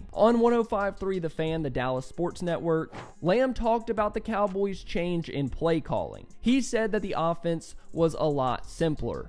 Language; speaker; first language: English; native; English